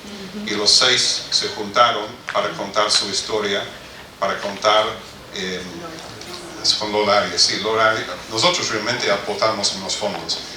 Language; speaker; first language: Spanish; non-native, fluent; English